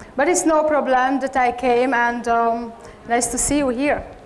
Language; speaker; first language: English; non-native, learner; Hungarian